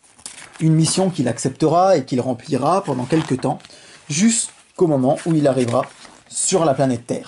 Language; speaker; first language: French; native; French